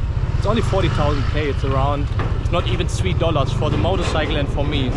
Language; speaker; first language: English; non-native, fluent; German